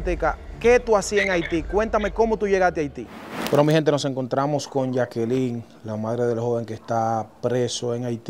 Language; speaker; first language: Spanish; native; Spanish